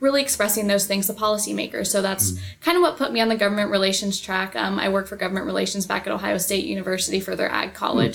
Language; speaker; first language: English; native; English